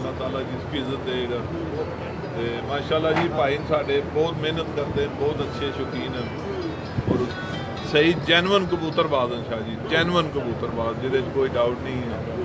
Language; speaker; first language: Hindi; non-native, local second language; Punjabi